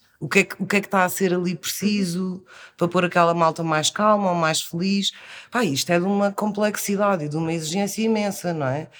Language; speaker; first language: Portuguese; native; Portuguese